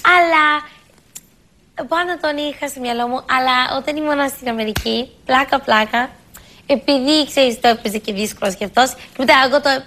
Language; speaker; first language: Greek; early bilingual, heritage; Greek